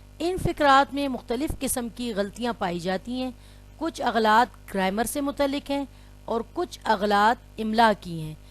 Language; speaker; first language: Urdu; non-native, local second language; Pashto